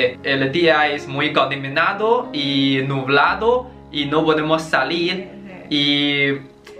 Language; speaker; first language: Spanish; non-native, learner; Chinese